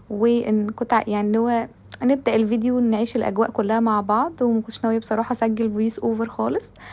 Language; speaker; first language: Arabic; native; Arabic